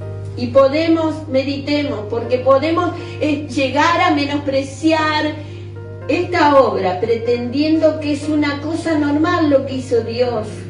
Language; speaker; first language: Spanish; native; Spanish